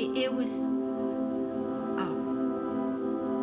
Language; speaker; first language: English; non-native, fluent; Chinese